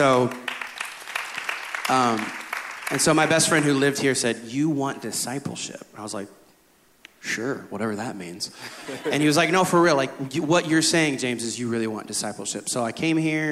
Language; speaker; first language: English; native; English